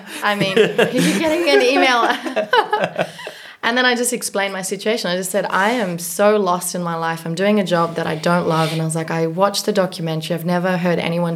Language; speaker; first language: English; native; English